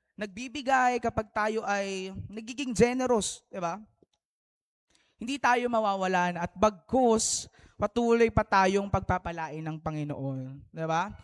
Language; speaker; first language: Filipino; native; Filipino